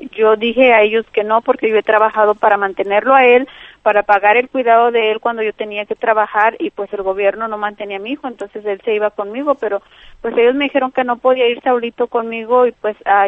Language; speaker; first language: Spanish; native; Spanish